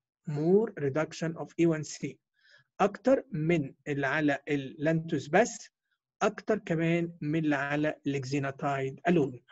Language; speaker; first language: Arabic; native; Arabic